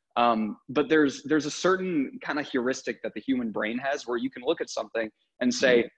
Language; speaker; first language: English; native; English